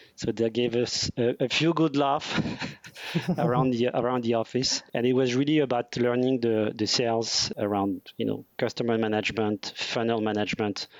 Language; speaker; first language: English; non-native, fluent; French